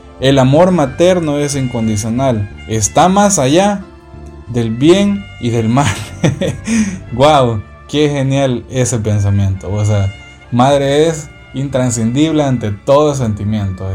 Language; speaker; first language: Spanish; native; Spanish